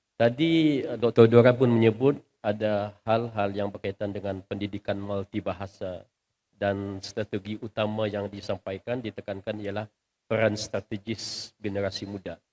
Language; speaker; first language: Malay; native; Malay